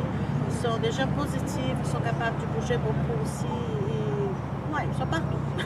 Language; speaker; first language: French; non-native, fluent; Portuguese